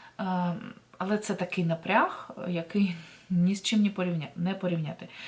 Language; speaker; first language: Ukrainian; non-native, local second language; Russian